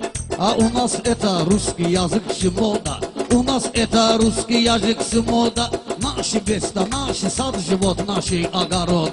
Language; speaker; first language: Russian; non-native, learner; Talysh